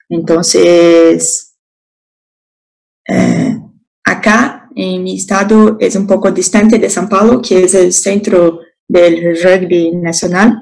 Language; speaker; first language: Spanish; non-native, learner; Portuguese